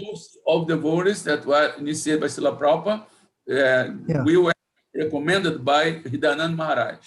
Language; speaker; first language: English; non-native, fluent; Portuguese